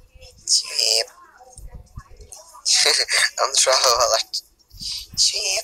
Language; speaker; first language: English; non-native, learner; Thai